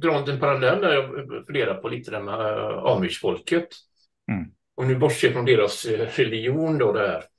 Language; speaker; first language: Swedish; native; Swedish